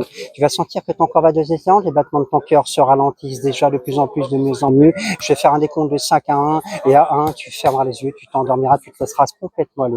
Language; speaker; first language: French; native; French